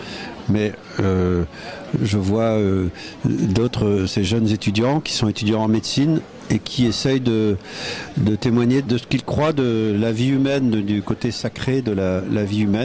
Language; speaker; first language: French; native; French